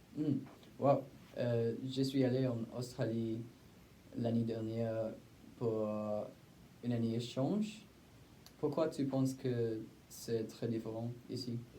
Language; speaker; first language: French; non-native, learner; English